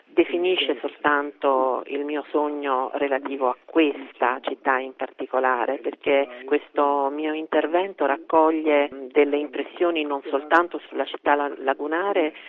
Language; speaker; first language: Italian; non-native, fluent; Korean